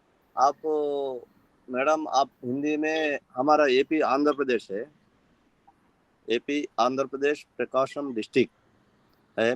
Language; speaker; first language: Hindi; non-native, local second language; Telugu